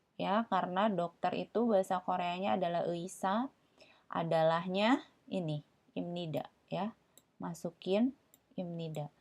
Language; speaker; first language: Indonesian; native; Indonesian